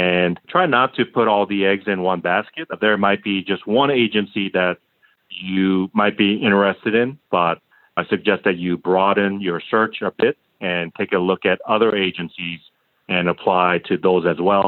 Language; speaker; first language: English; non-native, fluent; Korean